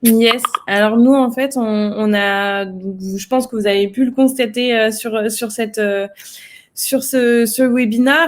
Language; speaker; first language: French; native; French